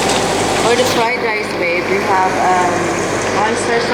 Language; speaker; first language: English; non-native, fluent; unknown